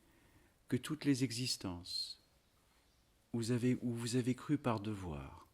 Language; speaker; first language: French; native; French